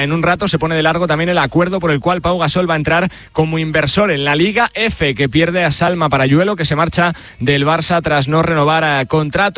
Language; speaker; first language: Spanish; native; Spanish